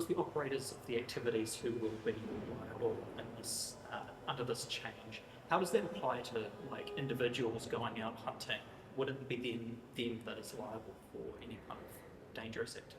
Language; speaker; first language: English; native; English